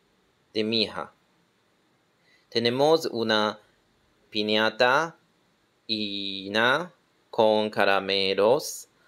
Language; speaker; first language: Spanish; non-native, learner; Chinese